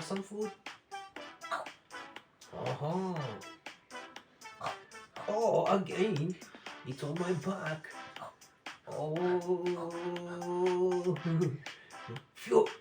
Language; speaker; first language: English; non-native, learner; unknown